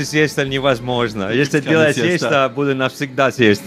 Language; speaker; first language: Russian; non-native, learner; Italian